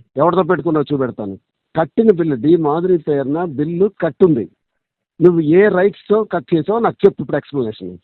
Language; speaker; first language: Telugu; native; Telugu